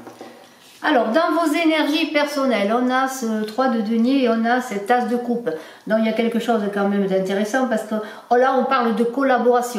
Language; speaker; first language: French; native; French